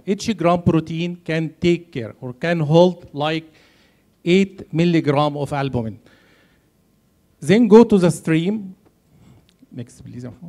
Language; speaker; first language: English; non-native, fluent; Arabic